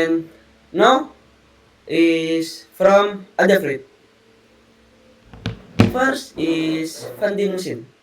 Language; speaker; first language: English; non-native, learner; Indonesian